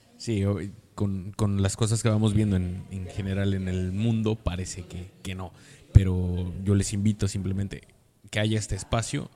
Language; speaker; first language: Spanish; native; Spanish